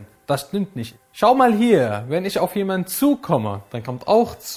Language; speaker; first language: German; non-native, learner; Arabic